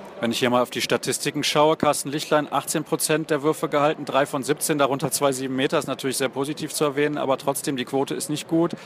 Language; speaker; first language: German; native; German